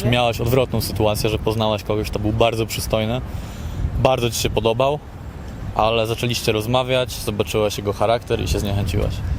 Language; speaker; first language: Polish; native; Polish